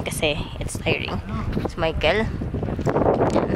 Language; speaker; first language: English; non-native, local second language; Filipino